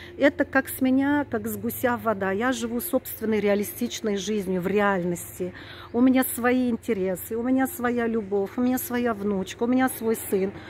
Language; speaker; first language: Russian; native; Russian